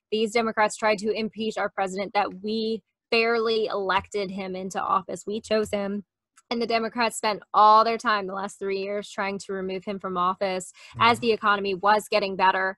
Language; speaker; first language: English; native; English